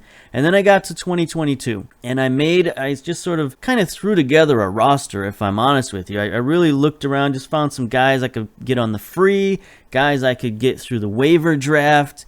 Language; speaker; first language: English; native; English